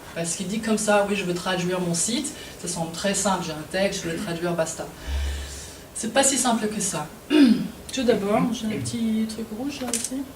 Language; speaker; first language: French; non-native, fluent; English